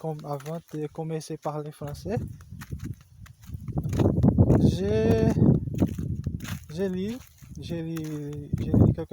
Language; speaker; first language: French; non-native, learner; Portuguese